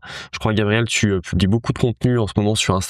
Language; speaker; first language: French; native; French